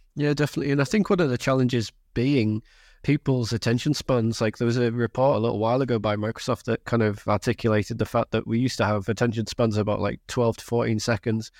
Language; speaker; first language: English; native; English